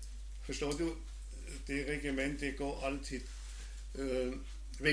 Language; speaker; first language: Norwegian; non-native, learner; German